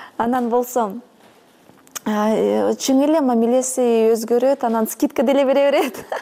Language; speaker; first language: Kyrgyz; non-native, fluent; Russian